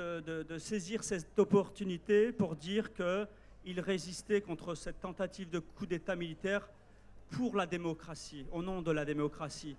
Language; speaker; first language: French; non-native, fluent; Turkish